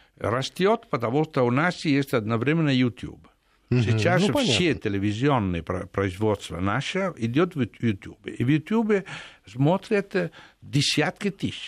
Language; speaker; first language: Russian; non-native, fluent; Italian